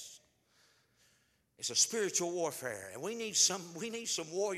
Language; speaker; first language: English; native; English